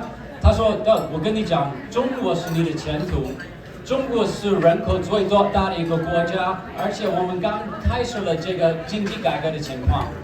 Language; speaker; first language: Chinese; non-native, fluent; English